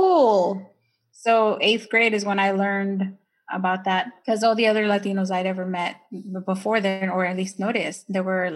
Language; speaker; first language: English; early bilingual, other home language; Spanish